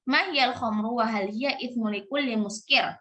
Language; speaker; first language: Arabic; non-native, learner; Indonesian